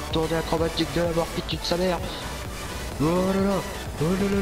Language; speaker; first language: French; native; French